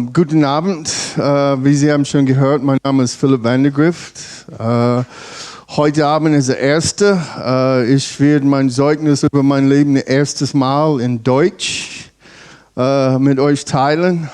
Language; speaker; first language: German; non-native, learner; English